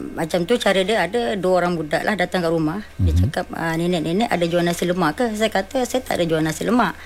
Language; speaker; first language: Malay; non-native, local second language; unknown